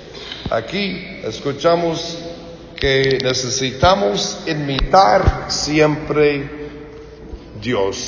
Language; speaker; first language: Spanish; non-native, learner; English